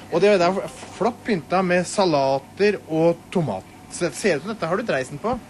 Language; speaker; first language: Norwegian; native; Norwegian